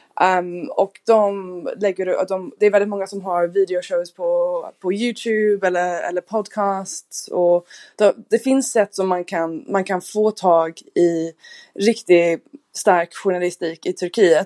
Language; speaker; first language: Swedish; non-native, fluent; English